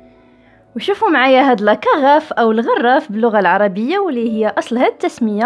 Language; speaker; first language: Arabic; native; Arabic